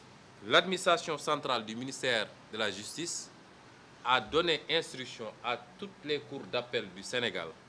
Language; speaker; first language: French; non-native, local second language; Wolof